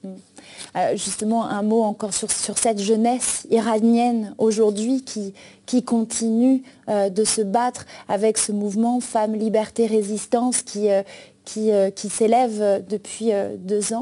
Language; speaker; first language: French; native; French